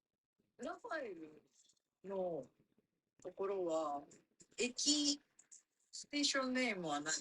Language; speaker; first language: Japanese; non-native, learner; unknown